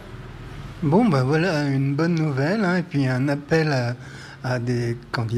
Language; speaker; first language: French; native; French